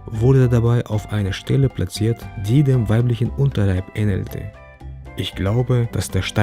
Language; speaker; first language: German; native; German